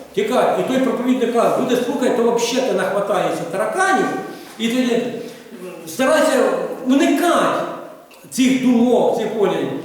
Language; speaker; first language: Ukrainian; non-native, local second language; Russian